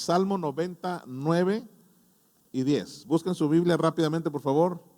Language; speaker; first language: Spanish; native; Spanish